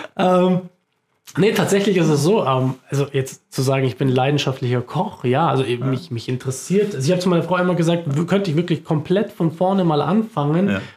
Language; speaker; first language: German; early bilingual, other home language; Croatian